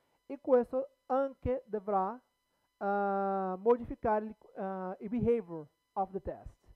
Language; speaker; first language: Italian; non-native, learner; Portuguese